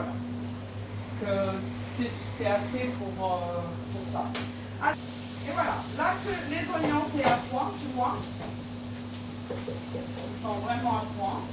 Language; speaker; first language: French; non-native, fluent; Portuguese